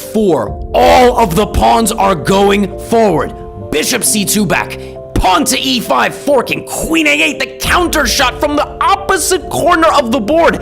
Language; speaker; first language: English; native; English